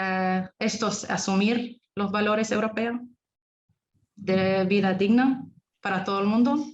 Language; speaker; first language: Spanish; non-native, fluent; Arabic